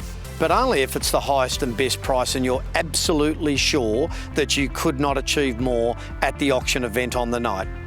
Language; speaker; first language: English; native; English